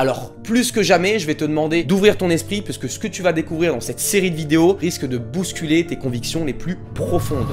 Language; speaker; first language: French; native; French